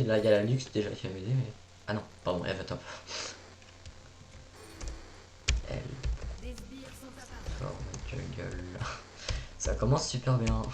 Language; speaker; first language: French; native; French